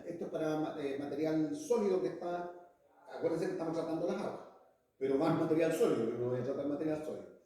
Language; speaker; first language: Spanish; native; Spanish